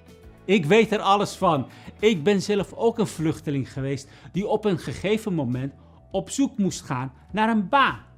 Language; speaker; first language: Dutch; non-native, fluent; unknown